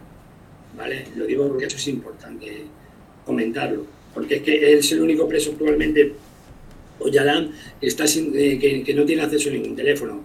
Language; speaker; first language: Spanish; native; Spanish